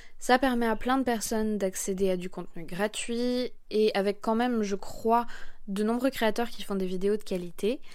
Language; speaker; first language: French; native; French